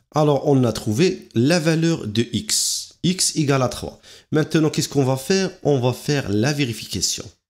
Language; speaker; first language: French; non-native, local second language; Arabic